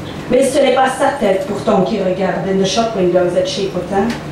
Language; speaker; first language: French; non-native, local second language; Dutch